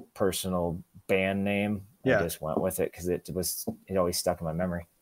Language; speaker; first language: English; native; English